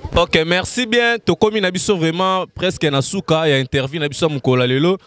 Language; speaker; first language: Lingala; native; Lingala